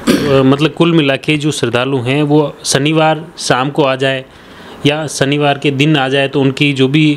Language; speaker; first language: Hindi; native; Hindi